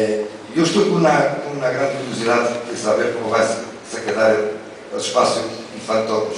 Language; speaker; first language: Spanish; non-native, fluent; Portuguese